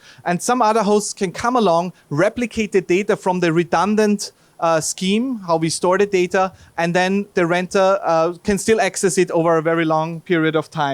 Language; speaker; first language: English; non-native, fluent; German